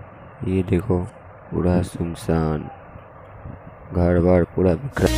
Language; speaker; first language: Hindi; non-native, local second language; Bangla